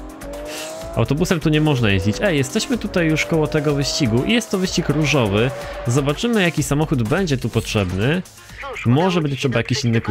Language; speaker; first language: Polish; native; Polish